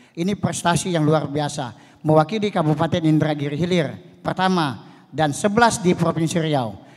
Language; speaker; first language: Indonesian; native; Indonesian